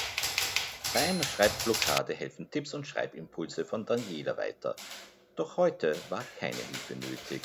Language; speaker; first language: German; native; German